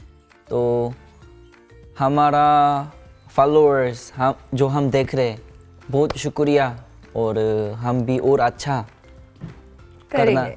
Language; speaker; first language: Hindi; non-native, learner; Korean